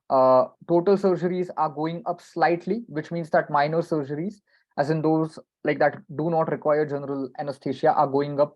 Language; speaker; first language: English; non-native, local second language; Marathi